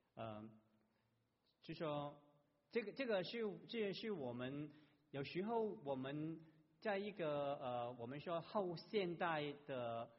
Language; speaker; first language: Chinese; non-native, local second language; Cantonese